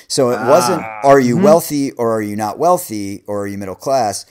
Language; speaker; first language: English; native; English